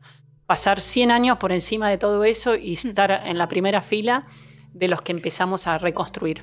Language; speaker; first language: Spanish; native; Spanish